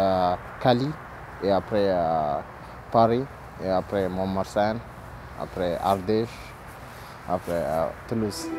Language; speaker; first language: French; non-native, learner; Oromo